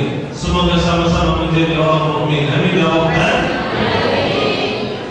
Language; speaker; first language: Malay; non-native, fluent; Arabic